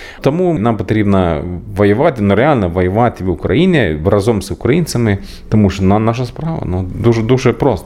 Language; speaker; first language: Ukrainian; non-native, learner; Swedish